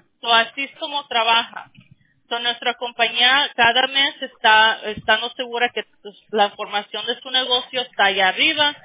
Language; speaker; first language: Spanish; early bilingual, heritage; Spanish